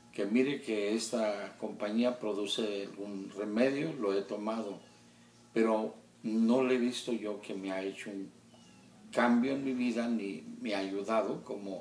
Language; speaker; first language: Spanish; early bilingual, heritage; Spanish